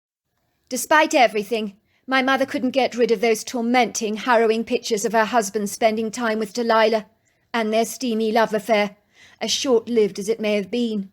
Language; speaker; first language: English; native; English